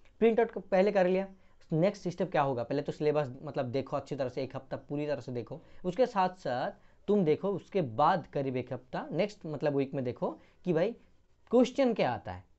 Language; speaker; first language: Hindi; non-native, local second language; Bangla